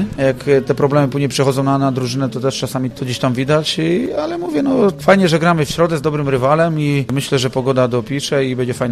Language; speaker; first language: Polish; native; Polish